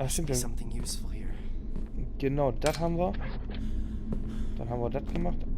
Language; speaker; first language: German; native; German